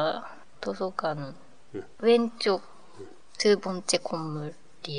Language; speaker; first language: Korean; non-native, learner; Japanese